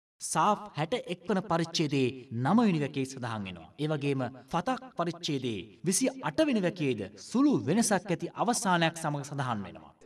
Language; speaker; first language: Sinhala; non-native, local second language; Tamil